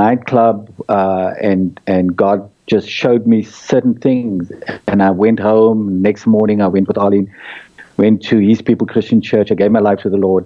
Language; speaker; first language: English; native; English